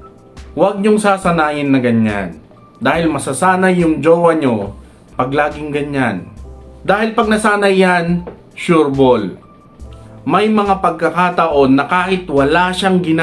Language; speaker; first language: Filipino; native; Filipino